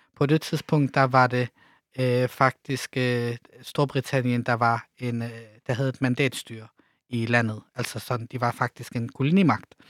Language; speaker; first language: Danish; early bilingual, other home language; Arabic